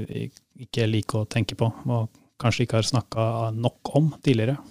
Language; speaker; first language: Norwegian; native; Norwegian